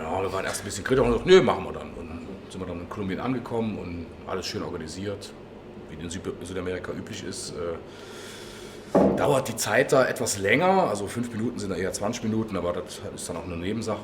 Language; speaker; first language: German; native; German